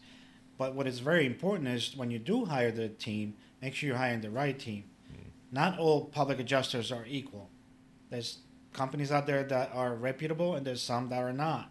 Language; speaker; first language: English; non-native, fluent; Polish